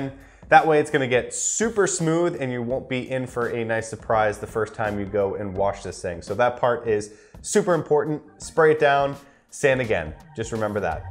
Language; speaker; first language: English; native; English